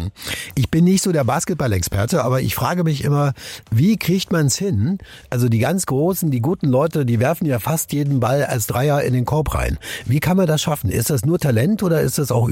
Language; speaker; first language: German; native; German